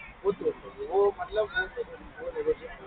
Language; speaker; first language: Hindi; native; Hindi